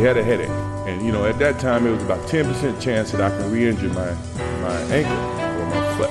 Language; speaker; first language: English; native; English